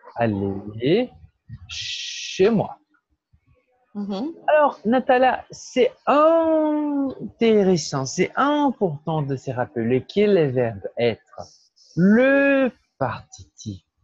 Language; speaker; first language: French; non-native, fluent; Portuguese